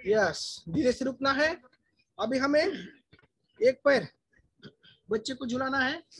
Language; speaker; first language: Hindi; non-native, local second language; Marathi